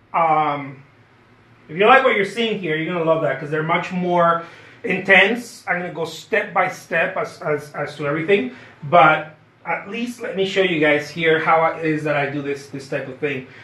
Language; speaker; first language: English; non-native, fluent; Spanish